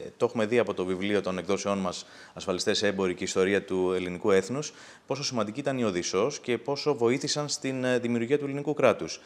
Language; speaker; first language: Greek; native; Greek